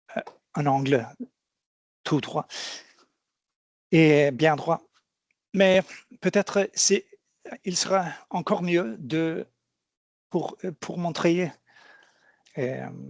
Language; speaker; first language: French; non-native, fluent; Swedish